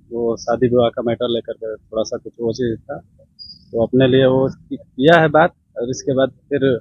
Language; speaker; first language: Hindi; native; Hindi